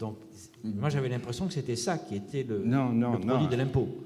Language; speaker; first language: French; native; French